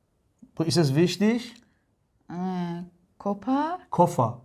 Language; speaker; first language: German; non-native, fluent; Persian